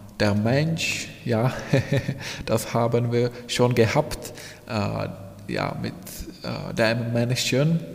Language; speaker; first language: German; non-native, fluent; Czech